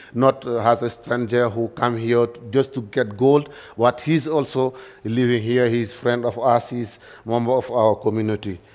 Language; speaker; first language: English; non-native, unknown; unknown